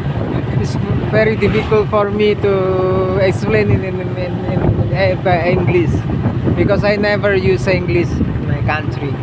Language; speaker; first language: English; non-native, learner; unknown